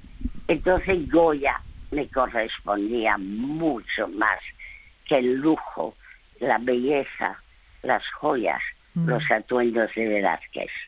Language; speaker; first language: Spanish; early bilingual, other home language; French